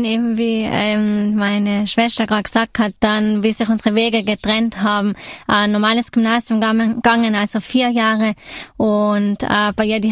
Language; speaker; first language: German; native; German